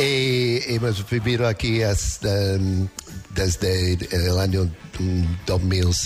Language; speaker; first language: Spanish; non-native, learner; English